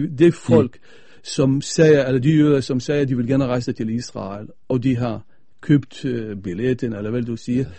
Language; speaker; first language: Danish; non-native, fluent; Arabic